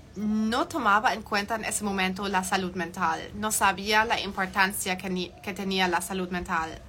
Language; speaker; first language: Spanish; non-native, fluent; German